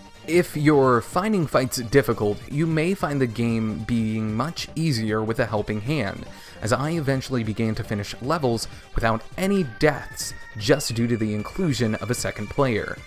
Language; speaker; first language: English; native; English